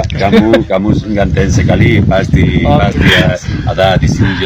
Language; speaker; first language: Indonesian; non-native, learner; Spanish